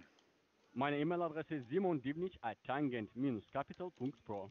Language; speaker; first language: German; non-native, learner; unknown